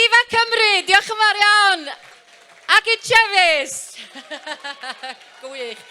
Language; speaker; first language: Welsh; native; Welsh